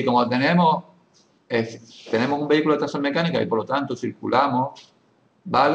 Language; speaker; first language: Spanish; native; Spanish